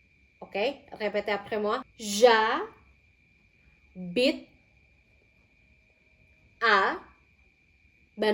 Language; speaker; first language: French; non-native, fluent; Indonesian